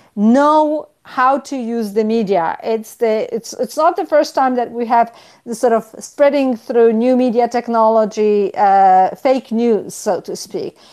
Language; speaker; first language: English; non-native, fluent; Polish